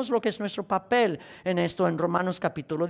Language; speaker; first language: Spanish; non-native, fluent; English